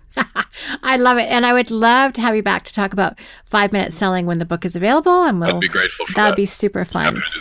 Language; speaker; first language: English; early bilingual, other home language; Russian